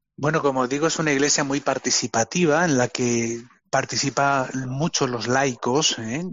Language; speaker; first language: Spanish; native; Spanish